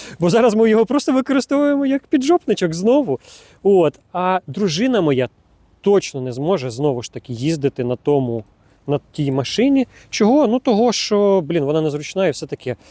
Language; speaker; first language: Ukrainian; non-native, local second language; Russian